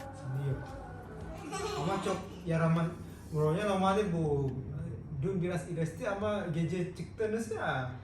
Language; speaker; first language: Turkish; non-native, learner; Indonesian